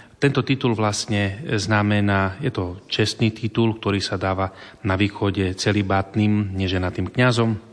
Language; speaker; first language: Slovak; native; Slovak